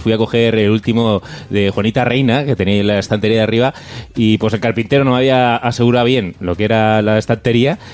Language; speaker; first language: Spanish; native; Spanish